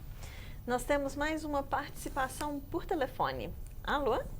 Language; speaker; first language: Portuguese; native; Portuguese